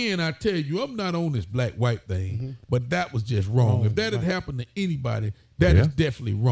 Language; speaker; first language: English; native; English